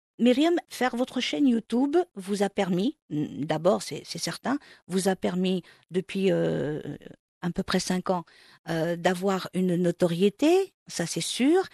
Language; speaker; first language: French; non-native, local second language; Arabic